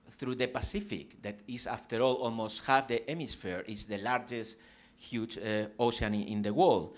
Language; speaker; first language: English; non-native, fluent; Spanish